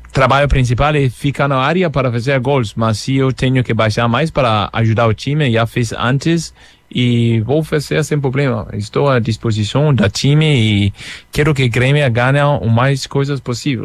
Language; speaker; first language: Portuguese; non-native, fluent; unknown